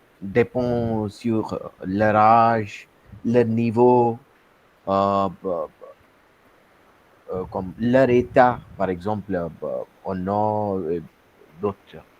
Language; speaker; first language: French; non-native, learner; Hindi